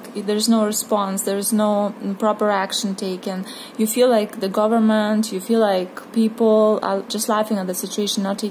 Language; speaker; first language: English; non-native, fluent; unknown